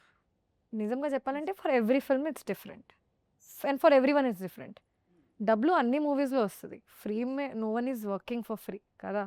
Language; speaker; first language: Telugu; non-native, fluent; Hindi